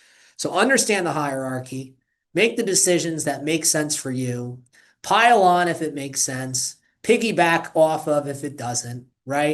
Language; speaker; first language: English; native; English